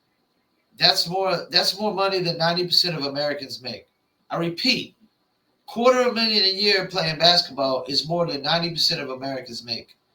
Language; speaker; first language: English; native; English